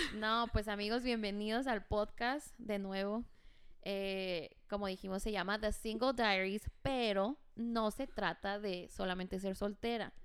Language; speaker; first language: Spanish; early bilingual, heritage; Spanish